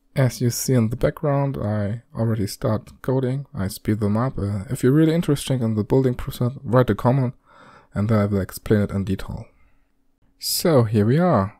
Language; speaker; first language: English; non-native, fluent; German